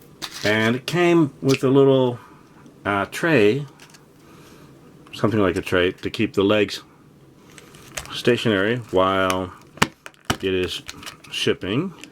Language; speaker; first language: English; native; English